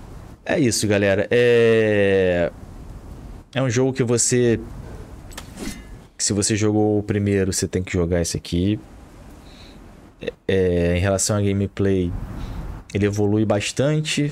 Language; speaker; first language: Portuguese; native; Portuguese